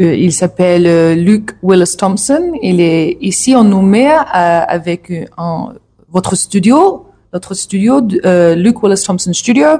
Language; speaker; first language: French; non-native, learner; English